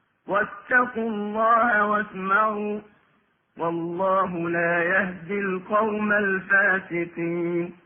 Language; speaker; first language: Arabic; native; Arabic